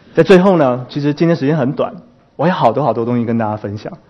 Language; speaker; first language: Chinese; native; Chinese